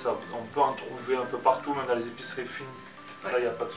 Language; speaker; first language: French; native; French